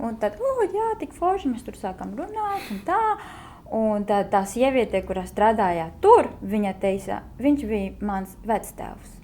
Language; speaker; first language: Latvian; non-native, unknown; Spanish